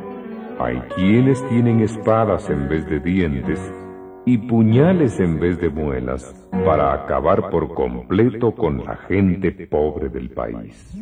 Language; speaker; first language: Spanish; native; Spanish